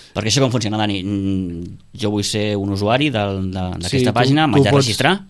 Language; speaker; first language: Catalan; native; Catalan